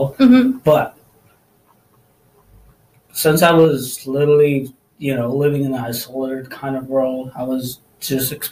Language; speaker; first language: English; non-native, local second language; Nepali